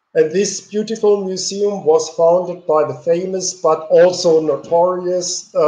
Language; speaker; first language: English; non-native, fluent; German